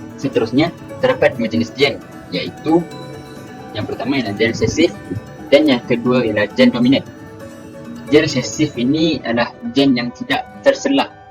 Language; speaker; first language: Malay; native; Malay